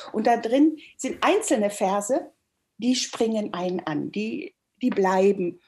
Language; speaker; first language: German; native; German